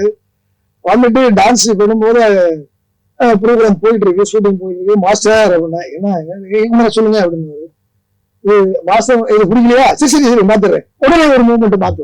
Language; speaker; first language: Tamil; native; Tamil